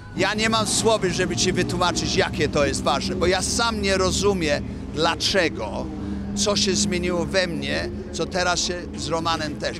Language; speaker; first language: Polish; early bilingual, heritage; Polish